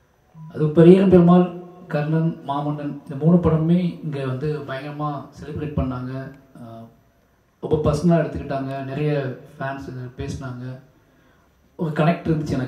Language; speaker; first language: Tamil; native; Tamil